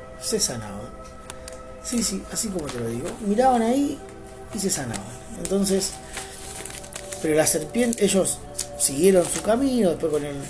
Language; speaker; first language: Spanish; native; Spanish